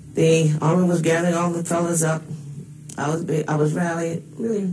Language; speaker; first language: English; native; English